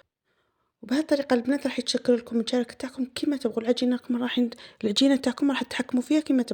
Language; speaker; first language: Arabic; native; Arabic